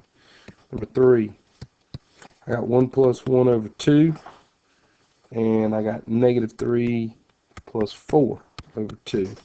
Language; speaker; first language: English; native; English